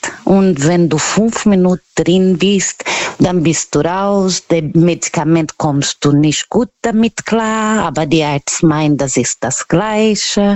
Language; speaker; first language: German; non-native, learner; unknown